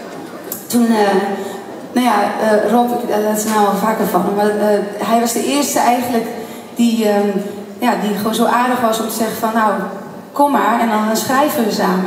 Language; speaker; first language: Dutch; native; Dutch